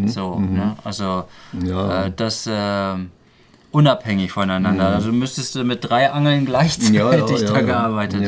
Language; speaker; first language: German; native; German